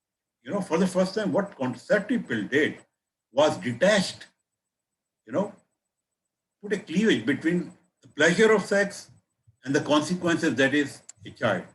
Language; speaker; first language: English; non-native, local second language; Hindi